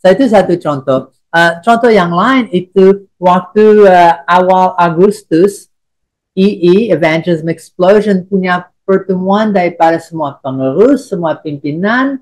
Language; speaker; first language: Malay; non-native, fluent; English